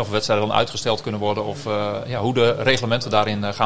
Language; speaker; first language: Dutch; native; Dutch